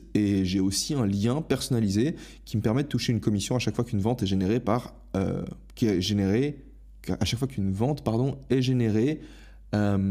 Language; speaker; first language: French; native; French